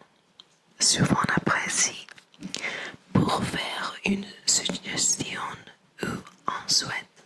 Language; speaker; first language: French; non-native, learner; English